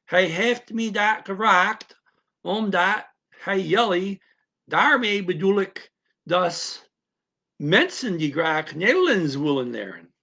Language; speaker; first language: Dutch; non-native, learner; English